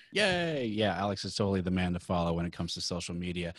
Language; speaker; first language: English; native; English